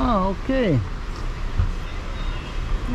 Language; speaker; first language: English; non-native, local second language; Filipino